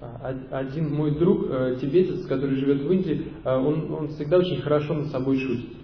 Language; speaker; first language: Russian; native; Russian